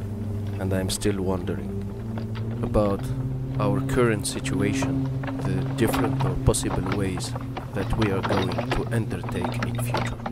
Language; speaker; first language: English; non-native, fluent; Arabic